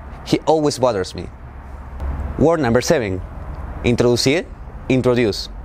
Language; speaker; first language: English; non-native, fluent; Spanish